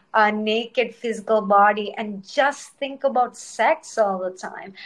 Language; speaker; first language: English; non-native, local second language; Telugu